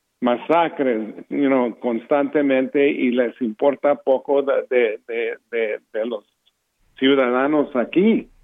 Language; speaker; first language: Spanish; early bilingual, heritage; English